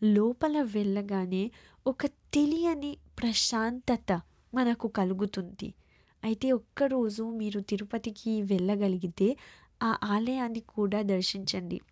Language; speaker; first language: Telugu; early bilingual, heritage; Telugu